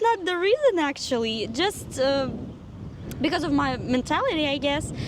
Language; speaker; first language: English; non-native, fluent; Russian